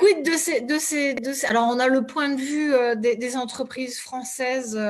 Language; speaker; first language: French; native; French